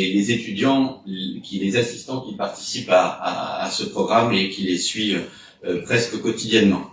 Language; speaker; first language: French; native; French